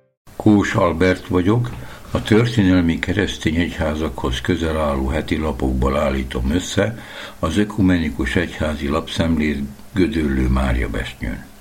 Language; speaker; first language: Hungarian; native; Hungarian